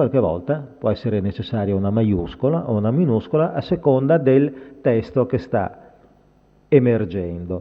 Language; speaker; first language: Italian; native; Italian